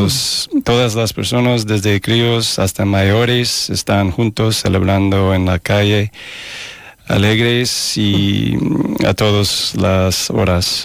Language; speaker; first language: Spanish; non-native, fluent; English